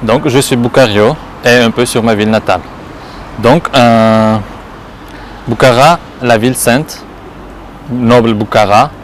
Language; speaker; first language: French; non-native, fluent; Uzbek